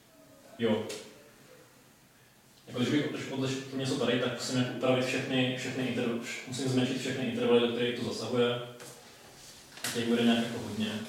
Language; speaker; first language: Czech; native; Czech